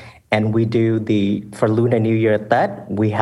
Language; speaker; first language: English; non-native, fluent; Vietnamese